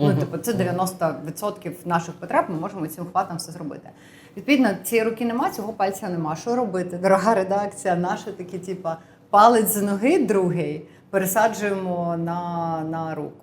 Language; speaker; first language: Ukrainian; native; Ukrainian